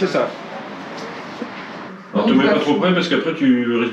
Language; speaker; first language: French; native; French